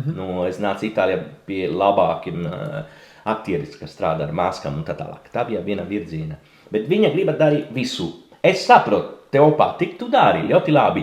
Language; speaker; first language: Latvian; non-native, learner; Italian